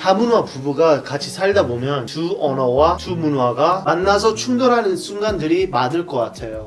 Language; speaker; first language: Korean; non-native, fluent; English